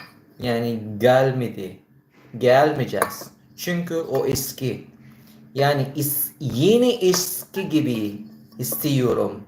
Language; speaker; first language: Turkish; non-native, learner; Filipino